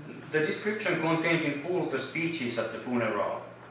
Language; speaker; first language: English; non-native, fluent; Finnish